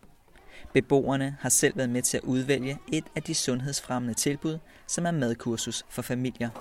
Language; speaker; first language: Danish; native; Danish